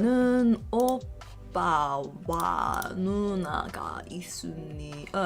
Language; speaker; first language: Korean; non-native, learner; English